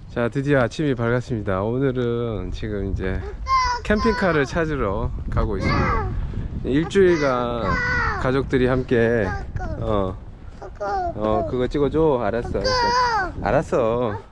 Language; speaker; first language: Korean; native; Korean